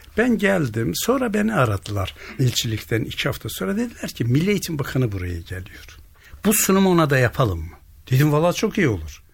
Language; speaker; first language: Turkish; native; Turkish